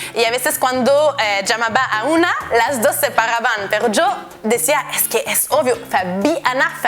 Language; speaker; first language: Spanish; non-native, fluent; French